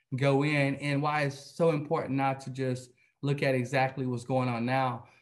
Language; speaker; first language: English; native; English